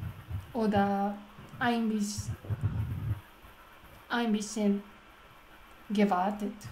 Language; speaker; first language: German; non-native, learner; Japanese